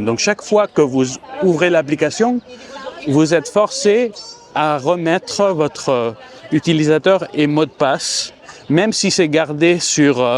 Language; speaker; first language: French; non-native, fluent; Spanish